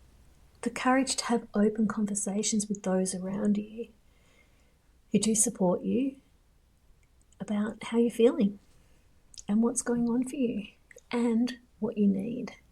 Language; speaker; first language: English; native; English